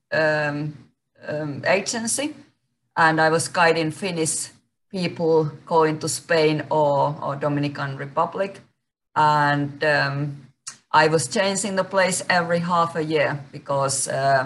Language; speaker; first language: English; non-native, fluent; Finnish